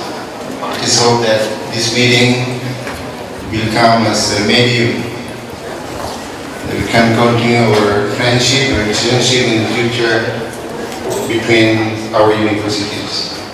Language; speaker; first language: English; non-native, fluent; Indonesian